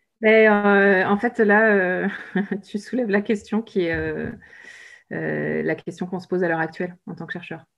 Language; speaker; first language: French; native; French